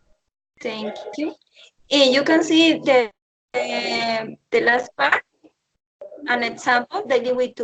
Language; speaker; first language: English; non-native, learner; Spanish